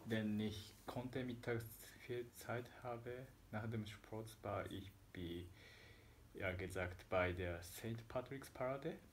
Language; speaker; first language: German; non-native, learner; Japanese